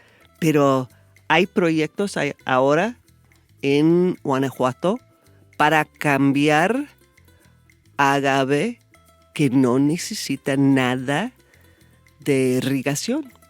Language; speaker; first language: Spanish; non-native, fluent; English